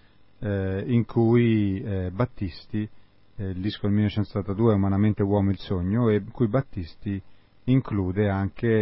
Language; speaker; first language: Italian; native; Italian